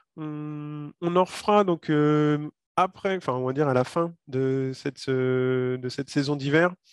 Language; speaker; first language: French; native; French